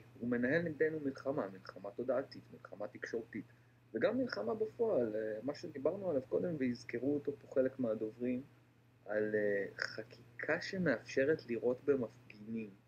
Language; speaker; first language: Hebrew; native; Hebrew